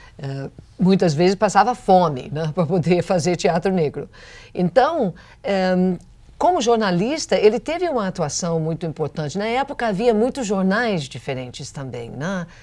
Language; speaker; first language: Portuguese; non-native, fluent; English